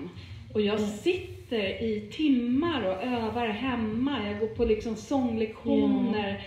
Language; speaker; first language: Swedish; native; Swedish